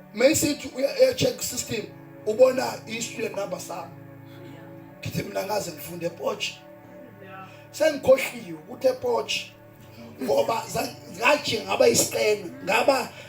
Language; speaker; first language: Zulu; non-native, local second language; Xhosa